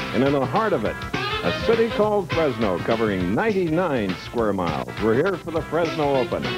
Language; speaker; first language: English; native; English